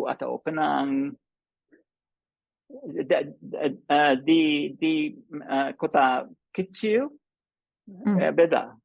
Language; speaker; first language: Indonesian; non-native, learner; English